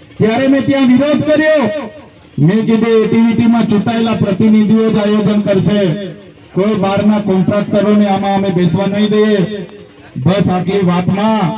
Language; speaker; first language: Gujarati; non-native, local second language; Vasavi